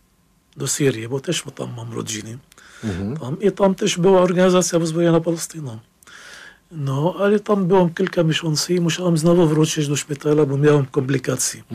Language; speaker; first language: Polish; non-native, fluent; Arabic